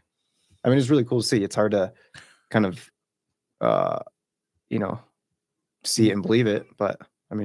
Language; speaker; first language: English; native; English